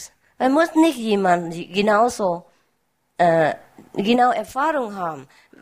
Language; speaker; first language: German; non-native, learner; Vietnamese